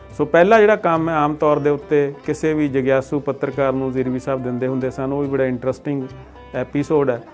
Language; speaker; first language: Punjabi; native; Punjabi